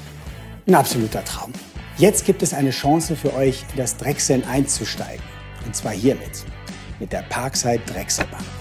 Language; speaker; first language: German; native; German